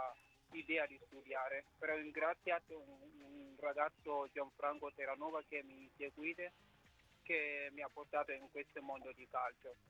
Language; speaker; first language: Italian; non-native, fluent; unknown